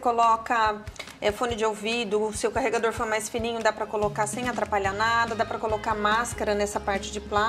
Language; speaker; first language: Portuguese; native; Portuguese